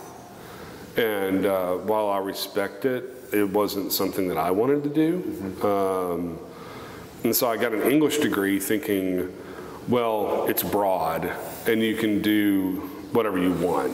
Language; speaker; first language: English; native; English